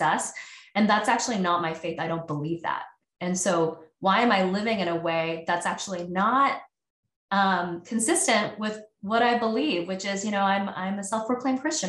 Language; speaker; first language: English; native; English